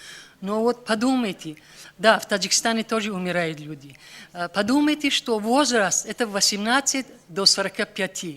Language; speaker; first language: Russian; non-native, local second language; Tajik